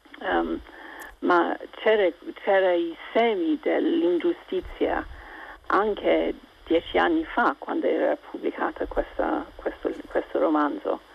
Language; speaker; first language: Italian; non-native, local second language; English